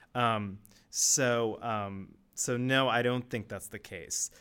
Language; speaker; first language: English; native; English